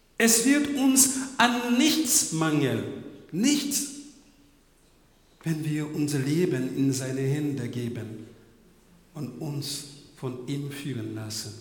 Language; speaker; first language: German; non-native, fluent; French